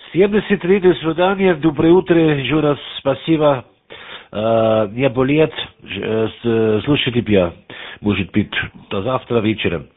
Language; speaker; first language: Russian; non-native, learner; German